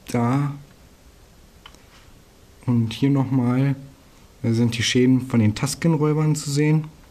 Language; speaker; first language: German; native; German